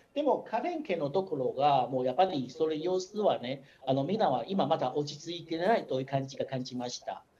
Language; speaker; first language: Japanese; non-native, learner; Chinese